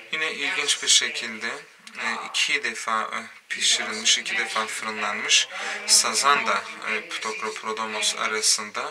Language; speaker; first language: Turkish; native; Turkish